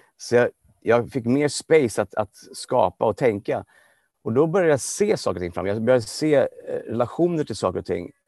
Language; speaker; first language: Swedish; non-native, fluent; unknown